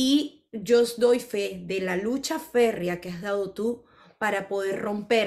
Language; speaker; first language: Spanish; native; Spanish